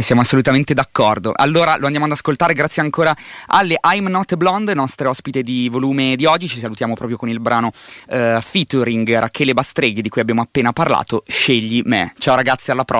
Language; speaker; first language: Italian; native; Italian